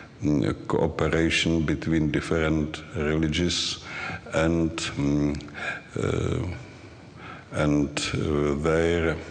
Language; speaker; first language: English; non-native, learner; Czech